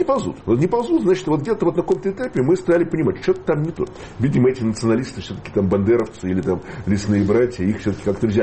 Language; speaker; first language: Russian; native; Russian